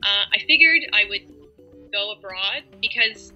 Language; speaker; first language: English; native; English